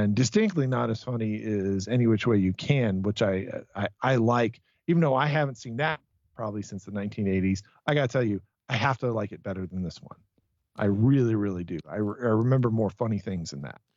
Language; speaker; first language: English; native; English